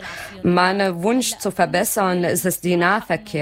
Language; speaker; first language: German; non-native, learner; Arabic